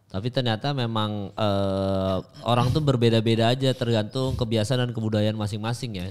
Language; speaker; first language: Indonesian; native; Indonesian